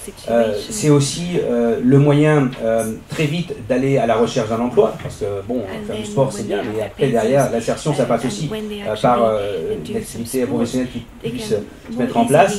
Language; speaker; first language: French; native; French